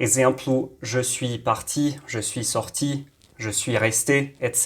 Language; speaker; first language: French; non-native, local second language; Arabic